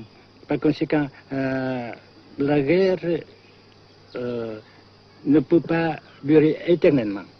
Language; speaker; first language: French; non-native, local second language; Vietnamese